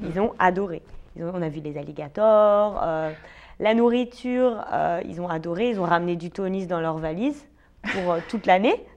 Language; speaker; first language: French; native; French